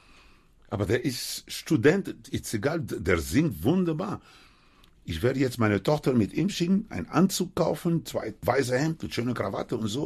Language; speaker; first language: German; non-native, fluent; Spanish